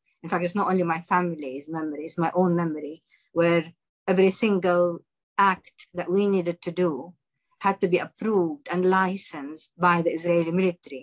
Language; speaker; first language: English; non-native, fluent; Arabic